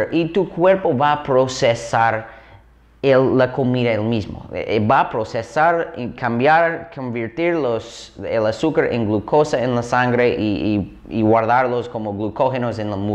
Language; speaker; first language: Spanish; non-native, fluent; English